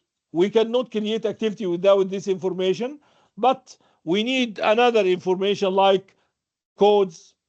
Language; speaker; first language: English; non-native, fluent; Arabic